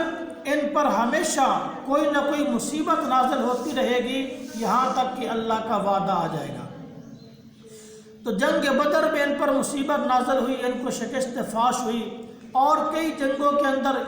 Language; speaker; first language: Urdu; non-native, local second language; Punjabi